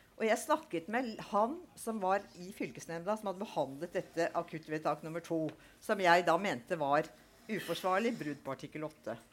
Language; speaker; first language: Norwegian; native; Norwegian